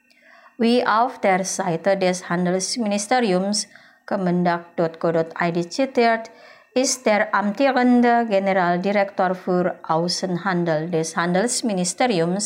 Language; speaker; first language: German; non-native, fluent; Indonesian